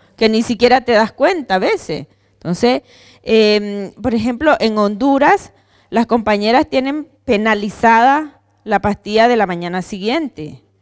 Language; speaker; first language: Spanish; native; Spanish